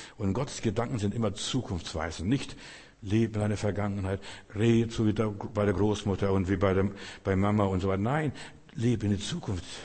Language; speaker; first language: German; early bilingual, other home language; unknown